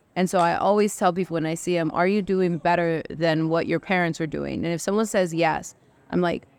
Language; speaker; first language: English; early bilingual, other home language; Spanish